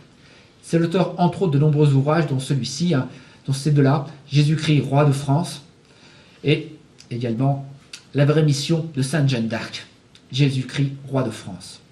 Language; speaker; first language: French; native; French